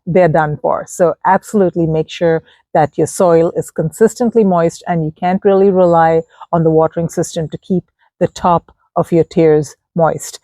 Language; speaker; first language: English; native; English